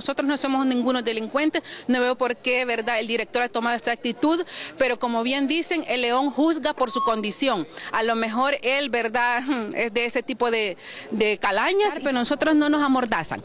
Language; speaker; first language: Spanish; native; Spanish